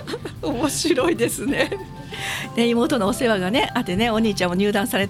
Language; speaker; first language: Japanese; native; Japanese